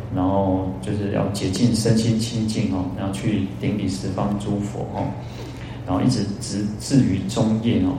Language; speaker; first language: Chinese; native; Chinese